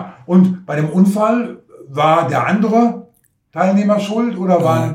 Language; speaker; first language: German; native; German